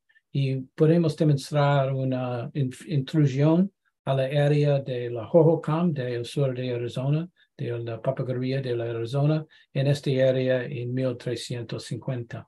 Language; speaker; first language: Spanish; non-native, learner; English